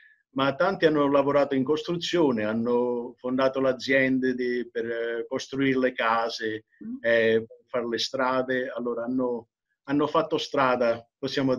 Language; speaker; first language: Italian; early bilingual, heritage; English